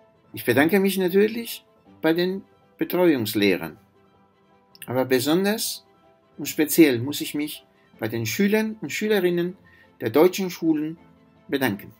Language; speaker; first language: German; non-native, fluent; Spanish